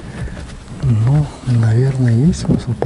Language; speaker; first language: Russian; native; Russian